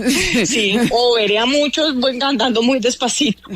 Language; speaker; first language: Spanish; native; Spanish